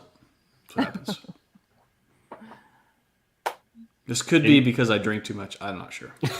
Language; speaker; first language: English; native; English